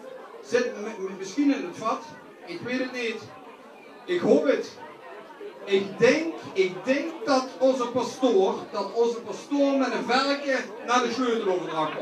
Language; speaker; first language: Dutch; non-native, local second language; Limburgish